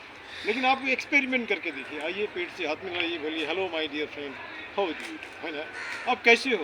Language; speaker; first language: Hindi; native; Hindi